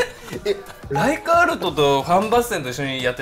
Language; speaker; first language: Japanese; native; Japanese